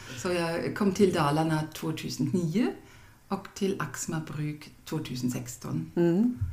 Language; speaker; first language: Swedish; non-native, fluent; German